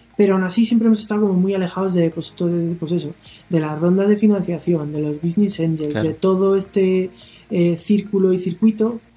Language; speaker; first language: Spanish; native; Spanish